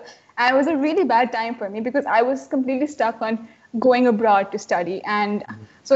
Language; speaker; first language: English; non-native, local second language; Urdu